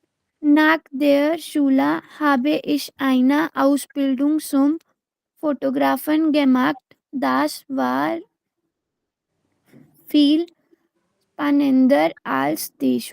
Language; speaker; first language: German; non-native, learner; Hindi